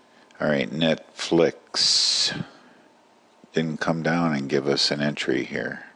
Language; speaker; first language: English; native; English